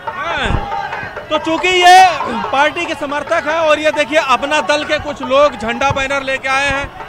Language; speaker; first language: Hindi; native; Hindi